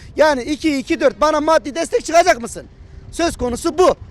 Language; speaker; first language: Turkish; native; Turkish